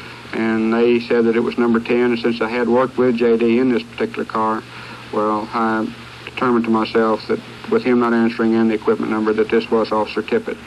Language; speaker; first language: English; native; English